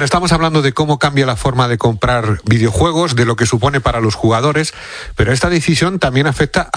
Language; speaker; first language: Spanish; native; Spanish